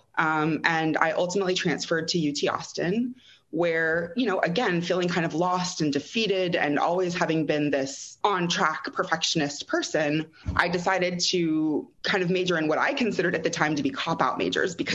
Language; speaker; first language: English; native; English